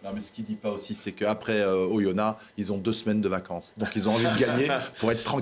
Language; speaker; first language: French; native; French